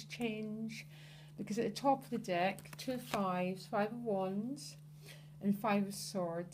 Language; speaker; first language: English; native; English